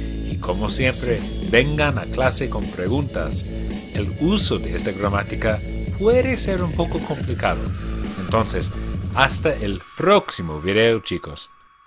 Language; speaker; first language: Spanish; non-native, fluent; English